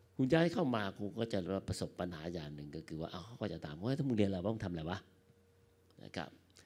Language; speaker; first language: Thai; native; Thai